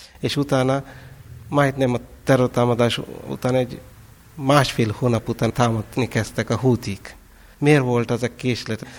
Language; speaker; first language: Hungarian; non-native, fluent; Kannada